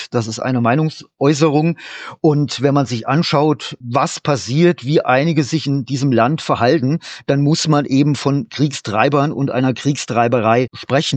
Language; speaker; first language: German; native; German